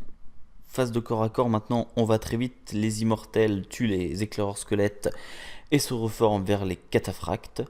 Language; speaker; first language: French; native; French